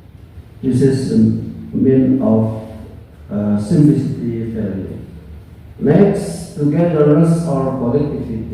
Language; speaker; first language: English; non-native, learner; Indonesian